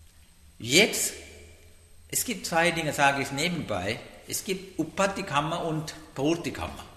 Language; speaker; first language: German; non-native, learner; Sinhala